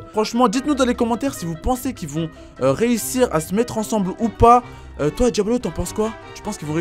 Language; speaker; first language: French; native; French